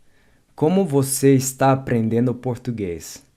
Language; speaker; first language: Portuguese; non-native, fluent; English